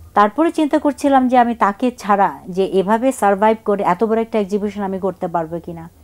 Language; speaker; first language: Bangla; non-native, local second language; Chakma